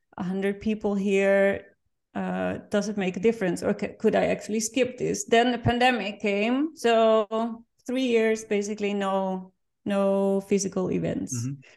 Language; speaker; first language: English; non-native, fluent; Dutch